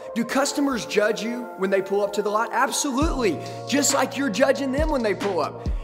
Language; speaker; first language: English; native; English